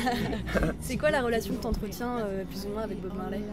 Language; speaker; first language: French; native; French